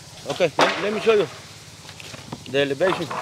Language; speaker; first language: English; non-native, learner; Spanish